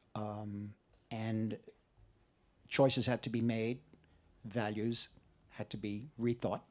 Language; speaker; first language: English; native; English